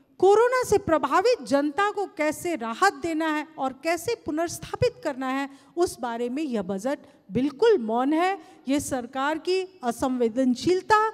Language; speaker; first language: Hindi; non-native, local second language; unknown